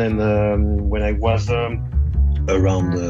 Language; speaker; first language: English; non-native, fluent; French